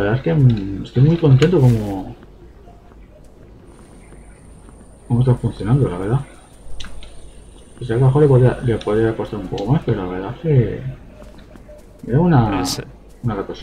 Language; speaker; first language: Spanish; native; Spanish